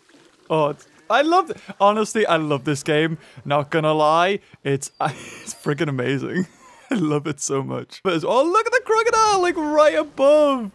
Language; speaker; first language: English; native; English